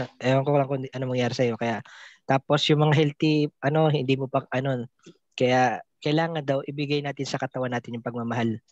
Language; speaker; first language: Filipino; non-native, local second language; Cebuano